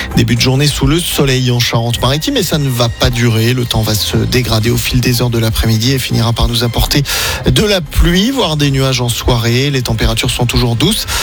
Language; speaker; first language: French; native; French